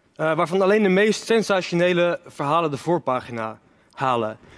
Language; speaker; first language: Dutch; native; Dutch